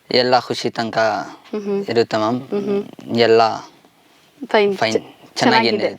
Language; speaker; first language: Kannada; non-native, local second language; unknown